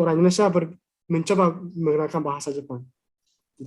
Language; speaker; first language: Indonesian; non-native, fluent; Japanese